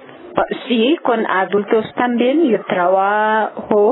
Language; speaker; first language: Spanish; non-native, learner; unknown